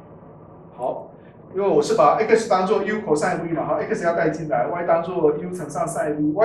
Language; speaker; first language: Chinese; native; Chinese